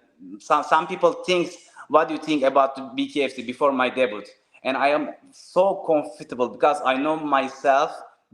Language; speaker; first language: English; non-native, learner; Turkish